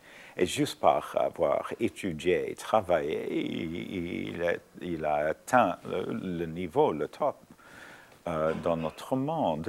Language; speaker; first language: French; non-native, fluent; English